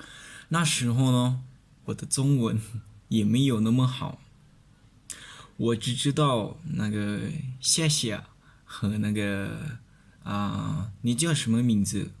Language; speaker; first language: Chinese; non-native, learner; Lao